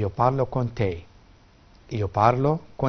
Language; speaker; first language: Italian; non-native, fluent; Arabic